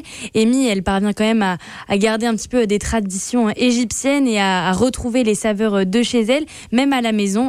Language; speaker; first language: French; native; French